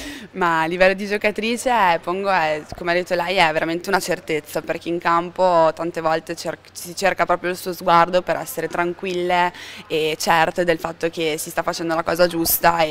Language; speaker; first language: Italian; native; Italian